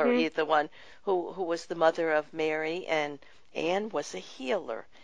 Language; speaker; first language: English; early bilingual, other home language; Russian